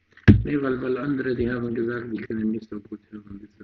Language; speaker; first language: German; non-native, fluent; Arabic